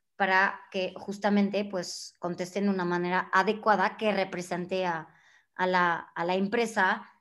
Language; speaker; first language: Spanish; non-native, fluent; French